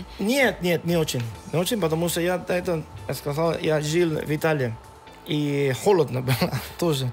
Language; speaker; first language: Russian; non-native, learner; Spanish